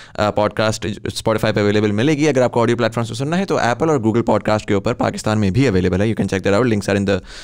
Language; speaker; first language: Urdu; native; Urdu